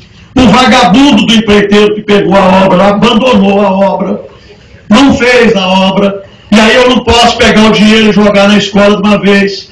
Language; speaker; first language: Portuguese; native; Portuguese